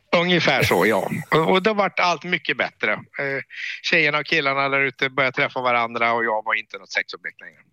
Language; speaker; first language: Swedish; native; Swedish